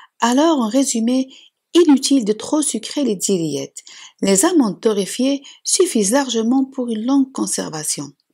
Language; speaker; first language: French; non-native, local second language; Arabic